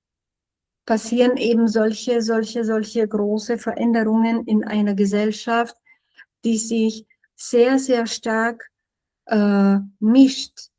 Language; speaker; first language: German; non-native, fluent; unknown